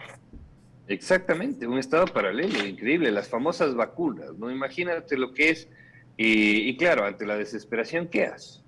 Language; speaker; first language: Spanish; native; Spanish